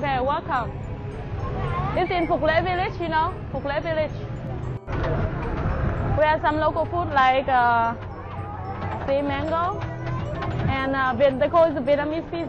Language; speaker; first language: English; non-native, learner; Vietnamese